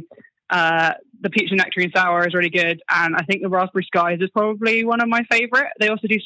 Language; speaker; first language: English; native; English